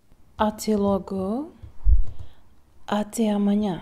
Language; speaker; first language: Portuguese; non-native, learner; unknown